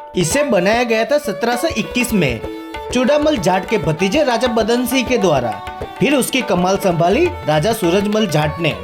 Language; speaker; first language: Hindi; non-native, local second language; Gujarati